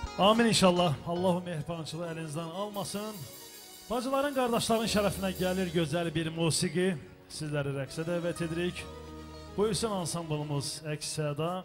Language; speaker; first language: Azerbaijani; non-native, local second language; Avaric